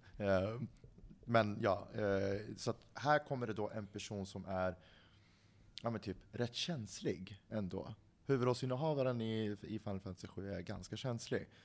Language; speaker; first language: Swedish; early bilingual, other home language; Central Kurdish